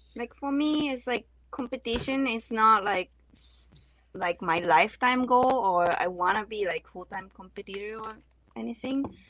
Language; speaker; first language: English; non-native, learner; Japanese